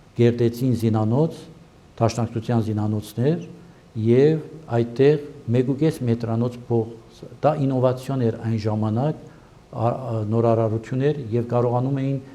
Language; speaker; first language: Armenian; early bilingual, heritage; Armenian